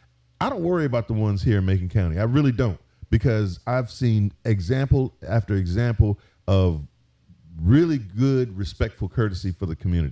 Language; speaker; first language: English; native; English